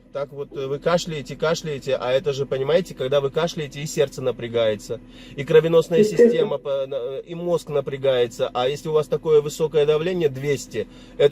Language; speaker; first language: Russian; native; Russian